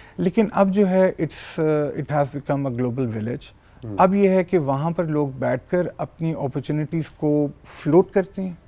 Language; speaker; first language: Urdu; native; Urdu